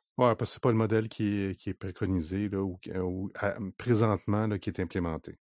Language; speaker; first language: French; native; French